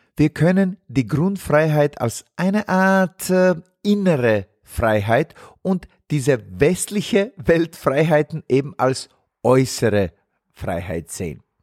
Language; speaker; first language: German; non-native, fluent; Bosnian